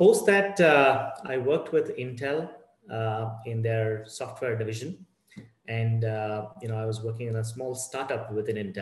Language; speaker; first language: English; non-native, local second language; Kannada